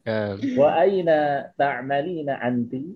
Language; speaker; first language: Arabic; non-native, learner; Indonesian